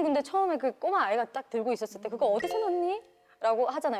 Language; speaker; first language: Korean; native; Korean